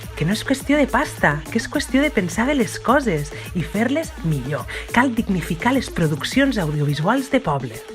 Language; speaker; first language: Catalan; native; Catalan